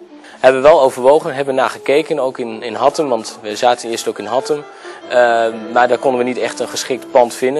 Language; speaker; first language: Dutch; native; Dutch